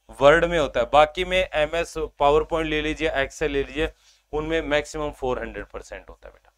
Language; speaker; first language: Hindi; native; Hindi